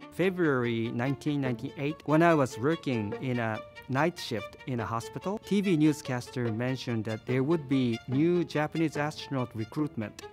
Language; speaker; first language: English; non-native, fluent; Japanese